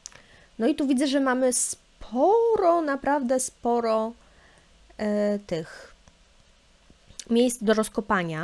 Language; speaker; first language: Polish; native; Polish